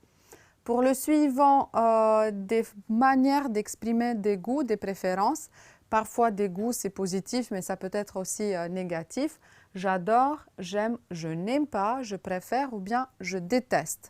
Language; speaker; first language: French; non-native, fluent; Romanian